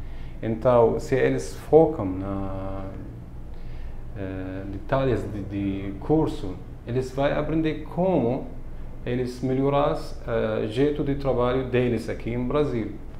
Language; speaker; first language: Portuguese; non-native, learner; Arabic